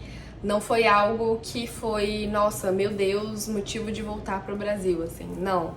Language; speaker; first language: Portuguese; native; Portuguese